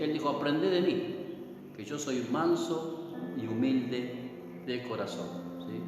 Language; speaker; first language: Spanish; native; Spanish